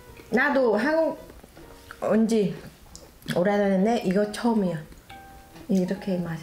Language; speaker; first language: Korean; non-native, learner; Vietnamese